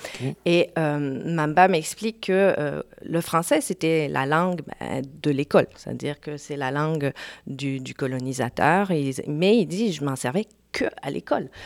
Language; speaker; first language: French; native; French